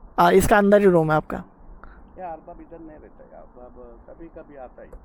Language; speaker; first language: Hindi; non-native, learner; Bangla